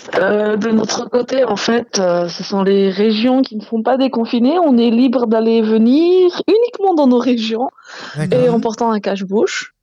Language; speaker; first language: French; non-native, local second language; Malagasy